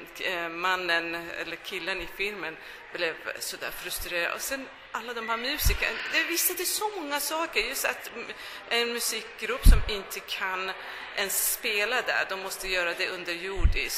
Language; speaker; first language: Swedish; non-native, fluent; Persian